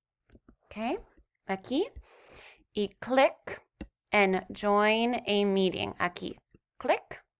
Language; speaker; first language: Spanish; non-native, learner; English